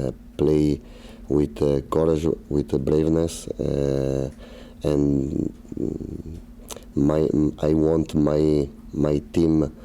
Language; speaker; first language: English; non-native, learner; Italian